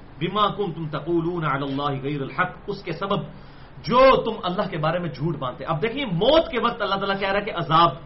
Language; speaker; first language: Urdu; non-native, local second language; Punjabi